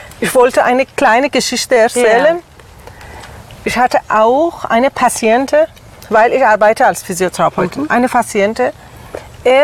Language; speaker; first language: German; non-native, learner; Persian